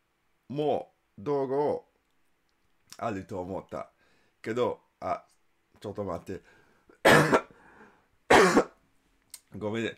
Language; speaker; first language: Japanese; non-native, learner; English